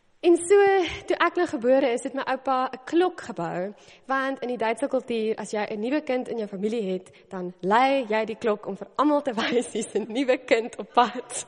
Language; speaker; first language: Afrikaans; native; Afrikaans